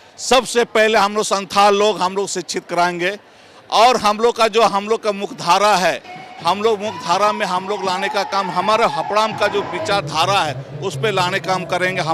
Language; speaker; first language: Hindi; non-native, local second language; Santali